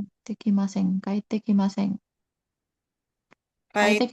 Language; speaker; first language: Japanese; non-native, learner; Indonesian